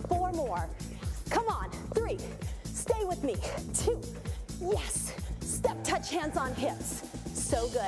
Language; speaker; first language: English; native; English